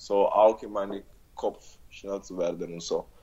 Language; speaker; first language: German; non-native, learner; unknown